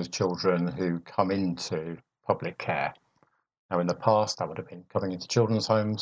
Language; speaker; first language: English; native; English